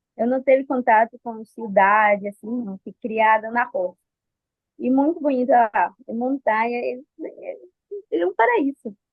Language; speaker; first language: Portuguese; non-native, fluent; Spanish